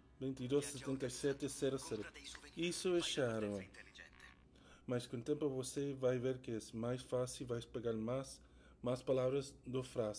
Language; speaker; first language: Portuguese; non-native, learner; English